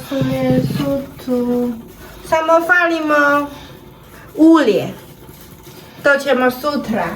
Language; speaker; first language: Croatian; non-native, learner; Chinese